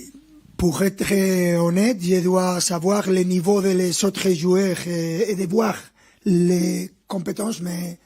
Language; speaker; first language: French; non-native, fluent; Spanish